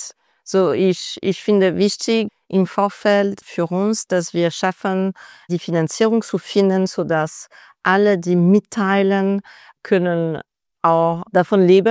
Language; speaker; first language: German; non-native, fluent; French